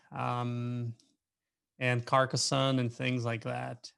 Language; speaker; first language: English; non-native, fluent; Portuguese